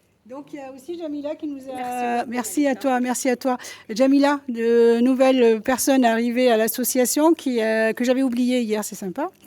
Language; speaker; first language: French; native; French